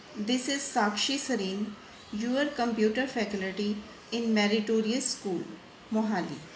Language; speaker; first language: English; non-native, local second language; Punjabi